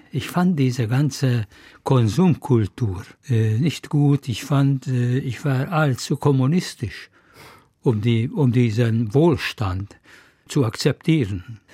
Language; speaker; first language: German; non-native, fluent; Hungarian